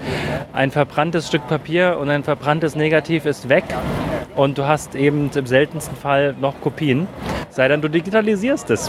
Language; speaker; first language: German; native; German